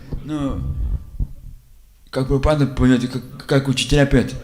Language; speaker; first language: Russian; non-native, local second language; Lithuanian